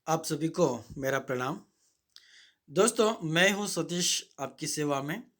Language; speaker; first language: Hindi; non-native, local second language; Kannada